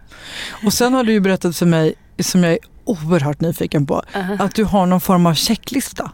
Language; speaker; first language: Swedish; native; Swedish